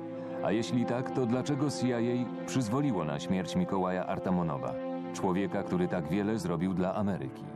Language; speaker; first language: Polish; native; Polish